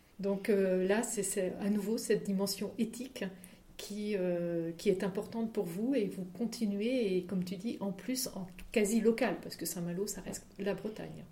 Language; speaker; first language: French; native; French